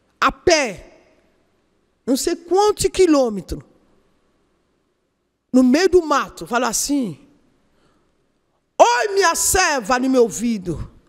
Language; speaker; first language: Portuguese; non-native, learner; Yoruba